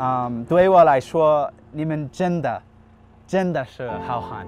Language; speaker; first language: Chinese; non-native, learner; English